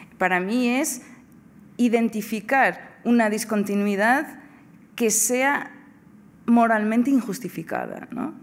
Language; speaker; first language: Spanish; non-native, fluent; Portuguese